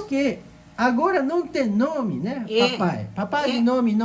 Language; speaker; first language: Portuguese; non-native, learner; Japanese